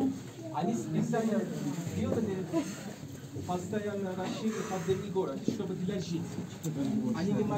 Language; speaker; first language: Russian; non-native, learner; Turkish